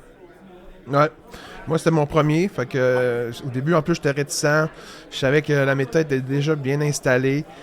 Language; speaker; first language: French; native; French